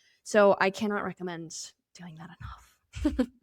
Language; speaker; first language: English; native; English